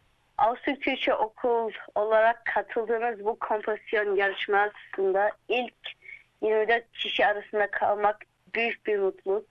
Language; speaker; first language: Turkish; early bilingual, heritage; Turkish